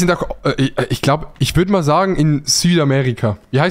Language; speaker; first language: German; native; German